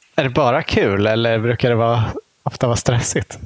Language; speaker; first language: Swedish; native; Swedish